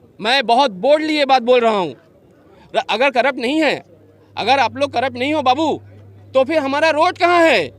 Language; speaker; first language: Hindi; non-native, local second language; Bangla